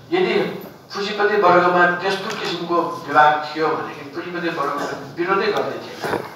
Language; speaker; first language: Nepali; non-native, local second language; Newari